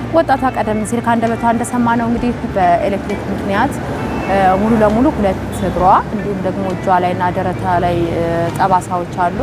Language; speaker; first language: Amharic; native; Amharic